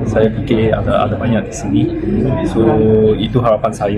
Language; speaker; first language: Indonesian; non-native, fluent; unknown